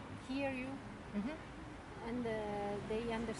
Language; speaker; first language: English; non-native, learner; Italian